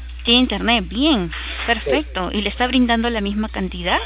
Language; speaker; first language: Spanish; native; Spanish